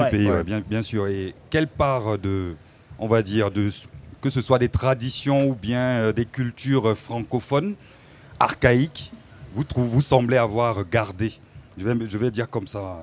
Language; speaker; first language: French; native; French